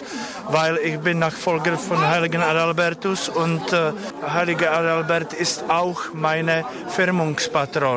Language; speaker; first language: German; non-native, learner; Czech